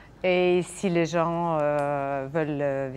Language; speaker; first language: French; non-native, fluent; Serbian